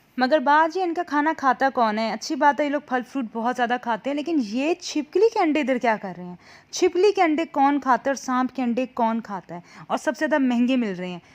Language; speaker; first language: Urdu; native; Urdu